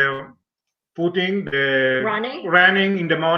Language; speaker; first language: English; non-native, learner; Italian